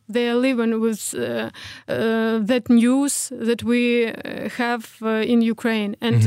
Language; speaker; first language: English; non-native, fluent; Ukrainian